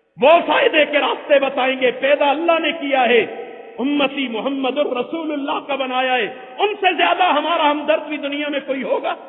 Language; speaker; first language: Urdu; non-native, local second language; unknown